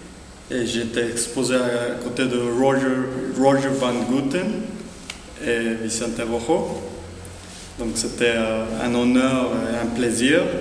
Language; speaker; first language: French; non-native, fluent; Spanish